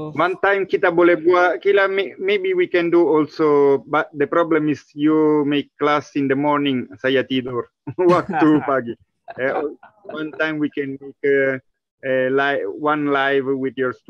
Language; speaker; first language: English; non-native, fluent; Italian